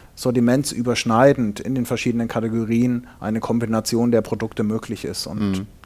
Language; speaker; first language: German; native; German